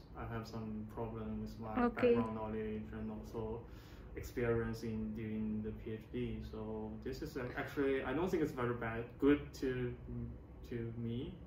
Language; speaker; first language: English; non-native, fluent; Chinese